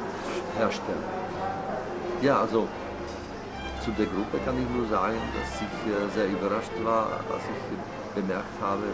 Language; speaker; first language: German; non-native, fluent; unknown